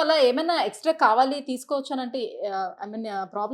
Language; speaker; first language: Telugu; native; Telugu